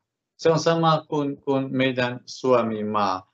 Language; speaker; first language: Finnish; non-native, fluent; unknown